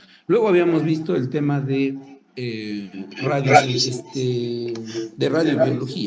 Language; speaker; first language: Spanish; native; Spanish